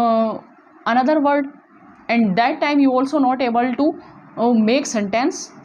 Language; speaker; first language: English; non-native, local second language; Hindi